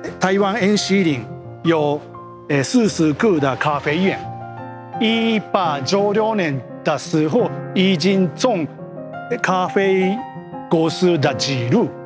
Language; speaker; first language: Chinese; non-native, learner; Japanese